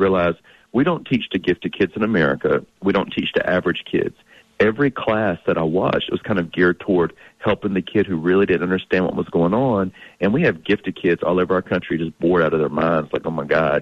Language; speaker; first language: English; native; English